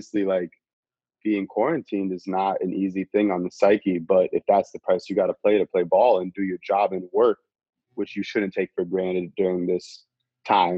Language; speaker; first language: English; native; English